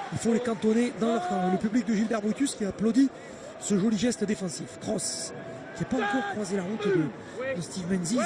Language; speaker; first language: French; native; French